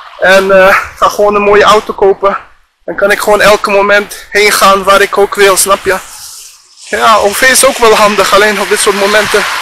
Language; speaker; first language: Dutch; early bilingual, other home language; Persian